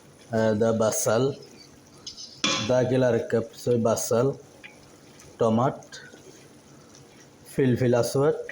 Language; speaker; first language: Arabic; non-native, learner; Bangla